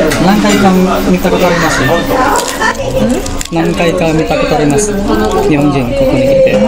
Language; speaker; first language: Japanese; non-native, learner; Indonesian